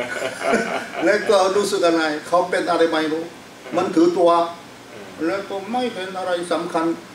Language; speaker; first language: Thai; non-native, fluent; Korean